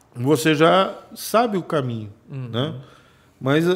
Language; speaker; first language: Portuguese; native; Portuguese